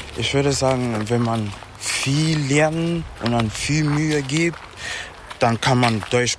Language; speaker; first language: German; non-native, learner; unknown